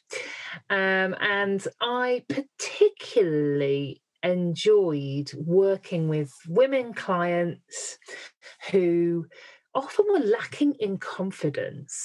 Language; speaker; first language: English; native; English